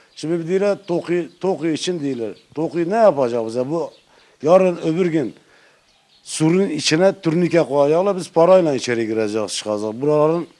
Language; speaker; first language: Turkish; native; Turkish